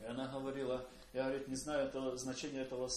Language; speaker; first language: Polish; non-native, learner; Russian